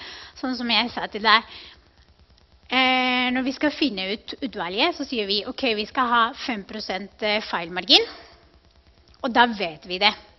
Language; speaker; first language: Norwegian; non-native, fluent; Spanish